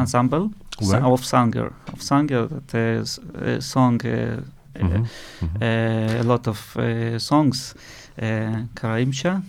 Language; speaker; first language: English; non-native, learner; Russian